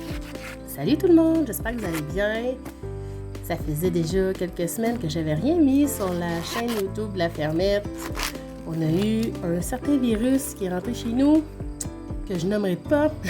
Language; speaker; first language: French; native; French